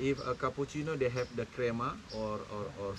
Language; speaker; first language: English; non-native, learner; Indonesian